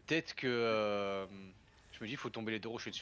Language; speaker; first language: French; native; French